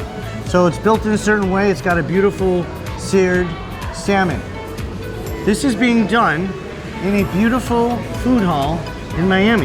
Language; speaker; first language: English; native; English